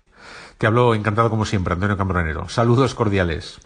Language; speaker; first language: Spanish; native; Spanish